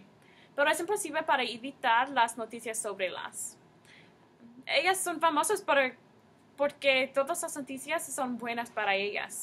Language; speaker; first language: Spanish; non-native, learner; English